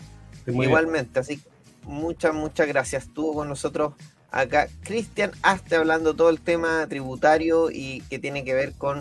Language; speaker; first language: Spanish; native; Spanish